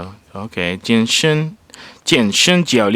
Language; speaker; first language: Chinese; non-native, learner; English